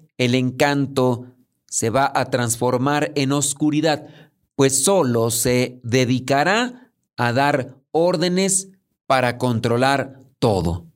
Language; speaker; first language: Spanish; native; Spanish